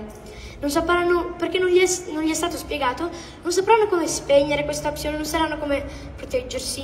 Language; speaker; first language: Italian; early bilingual, heritage; English